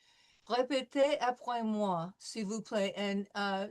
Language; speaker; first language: French; non-native, fluent; English